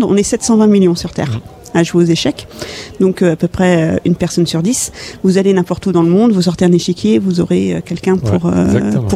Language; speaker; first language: French; native; French